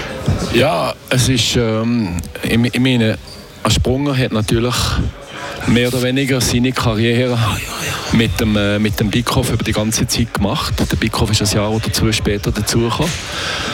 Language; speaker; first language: German; native; German